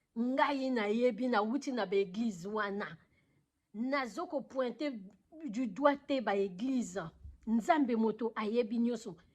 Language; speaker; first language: Lingala; non-native, local second language; Kongo